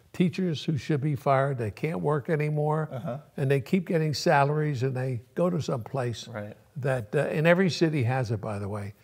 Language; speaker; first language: English; early bilingual, other home language; Yiddish